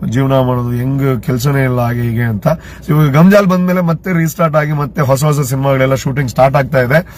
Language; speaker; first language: Kannada; non-native, local second language; Tulu